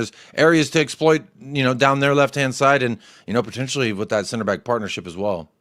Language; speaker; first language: English; native; English